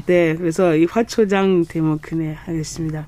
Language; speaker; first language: Korean; non-native, fluent; French